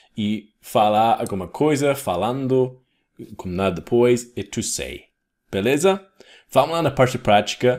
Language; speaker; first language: Portuguese; non-native, fluent; English